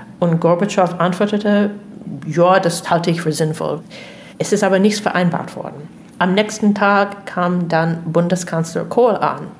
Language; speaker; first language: German; non-native, fluent; English